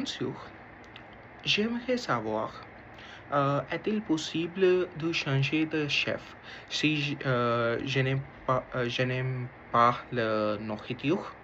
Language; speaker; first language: French; non-native, learner; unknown